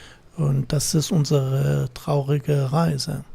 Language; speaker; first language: German; non-native, fluent; Kurdish